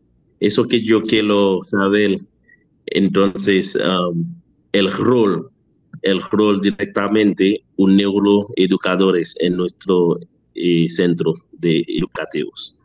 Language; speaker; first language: Spanish; non-native, learner; French